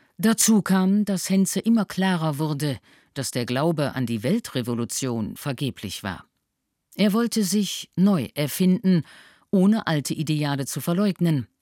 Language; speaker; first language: German; native; German